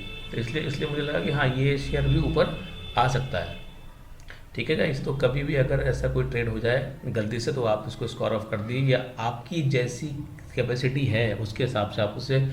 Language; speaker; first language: Hindi; native; Hindi